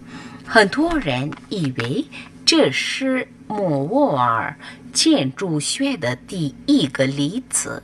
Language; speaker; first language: Chinese; non-native, fluent; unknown